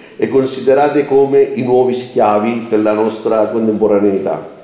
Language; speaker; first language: Italian; non-native, fluent; Greek